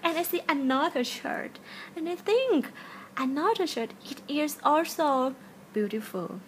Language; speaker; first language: English; non-native, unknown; Thai